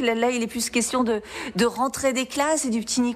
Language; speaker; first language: French; native; French